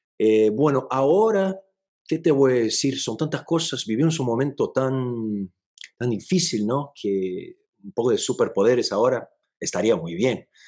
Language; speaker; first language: Spanish; non-native, fluent; Portuguese